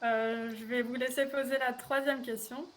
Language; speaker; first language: French; native; French